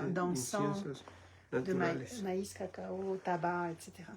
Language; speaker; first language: Spanish; non-native, learner; French